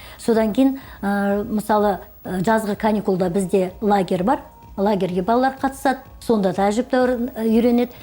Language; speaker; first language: Kazakh; native; Kazakh